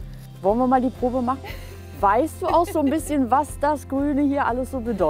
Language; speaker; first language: German; native; German